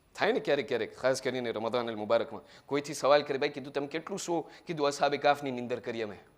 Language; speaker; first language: Gujarati; early bilingual, heritage; Gujarati